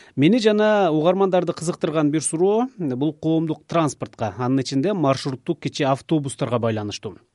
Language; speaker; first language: Kyrgyz; native; Kyrgyz